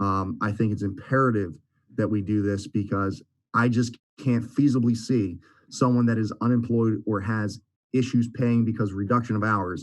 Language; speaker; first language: English; native; English